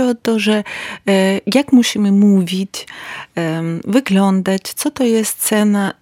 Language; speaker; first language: Polish; non-native, learner; Ukrainian